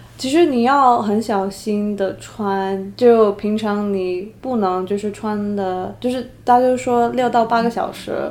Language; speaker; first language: Chinese; early bilingual, heritage; Cantonese